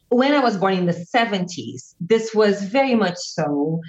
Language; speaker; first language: English; non-native, fluent; Portuguese